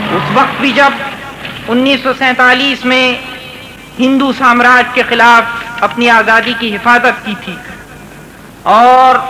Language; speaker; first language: Urdu; native; Urdu